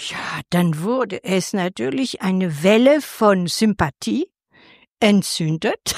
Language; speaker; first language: German; non-native, fluent; French